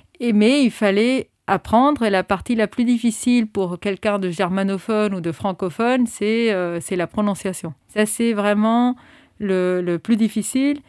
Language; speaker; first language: French; non-native, fluent; Spanish